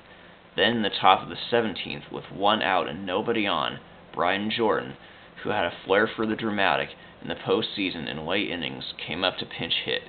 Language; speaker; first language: English; native; English